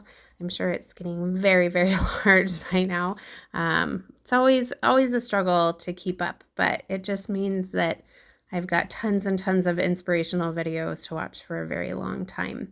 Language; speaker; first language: English; native; English